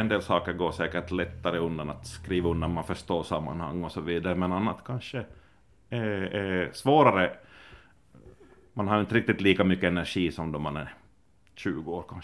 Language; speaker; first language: Swedish; native; Swedish